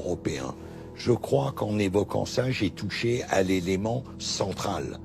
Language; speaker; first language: French; native; French